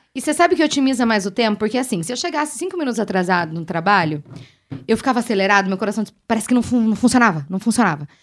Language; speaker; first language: Portuguese; native; Portuguese